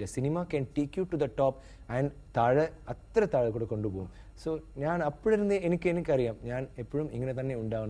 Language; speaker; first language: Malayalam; non-native, learner; Tamil